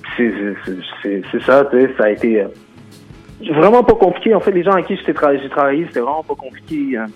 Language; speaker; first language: French; native; French